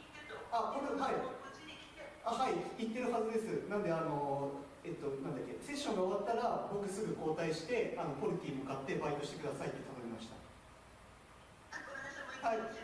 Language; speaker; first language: Japanese; native; Japanese